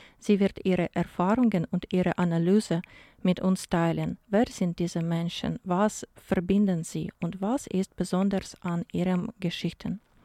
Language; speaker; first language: German; non-native, fluent; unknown